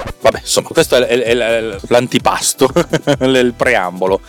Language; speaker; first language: Italian; native; Italian